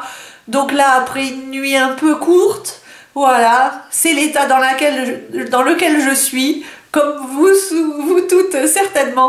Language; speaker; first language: French; native; French